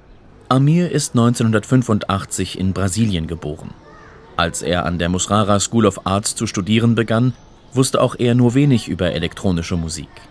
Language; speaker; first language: German; native; German